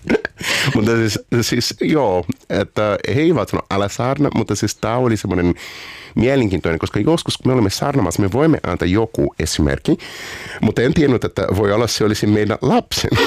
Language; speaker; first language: Finnish; non-native, fluent; Portuguese